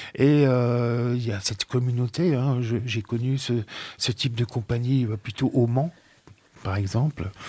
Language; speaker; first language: French; native; French